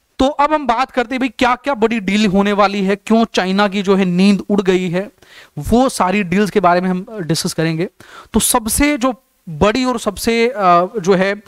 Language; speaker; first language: Hindi; native; Hindi